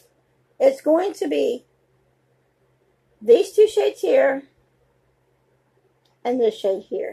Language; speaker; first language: English; native; English